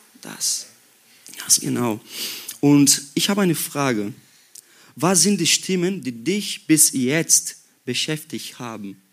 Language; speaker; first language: German; non-native, learner; Portuguese